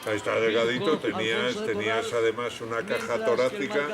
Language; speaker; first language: Spanish; native; Spanish